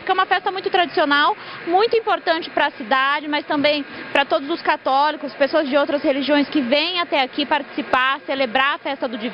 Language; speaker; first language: Portuguese; native; Portuguese